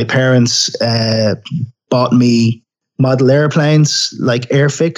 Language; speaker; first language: English; native; English